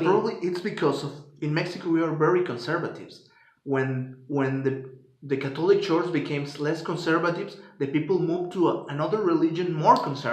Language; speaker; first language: English; non-native, fluent; Spanish